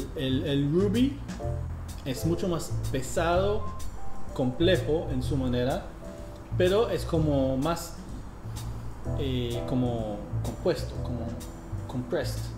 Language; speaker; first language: Spanish; non-native, fluent; English